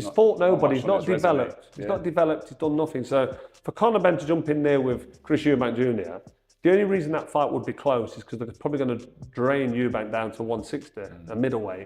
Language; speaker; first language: English; native; English